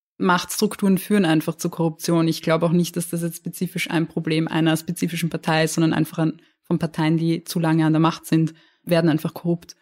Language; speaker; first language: German; native; German